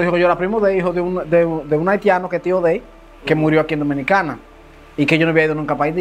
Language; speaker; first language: Spanish; native; Spanish